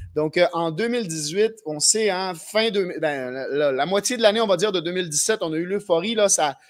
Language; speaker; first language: French; native; French